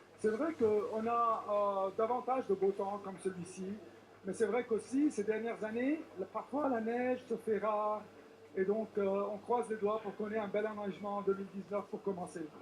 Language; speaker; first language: French; non-native, local second language; Arabic